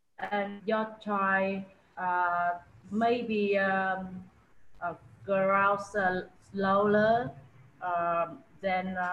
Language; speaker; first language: English; non-native, learner; Vietnamese